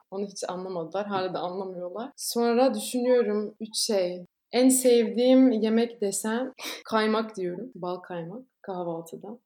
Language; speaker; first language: Turkish; non-native, fluent; Dutch